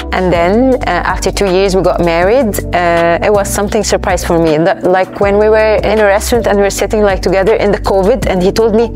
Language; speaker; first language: English; non-native, fluent; Arabic